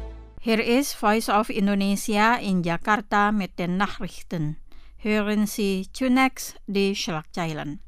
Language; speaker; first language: German; non-native, fluent; Indonesian